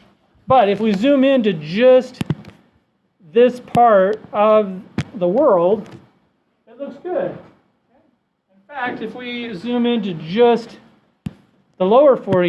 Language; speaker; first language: English; native; English